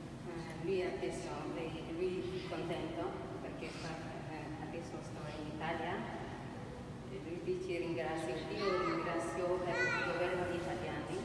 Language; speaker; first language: Italian; non-native, learner; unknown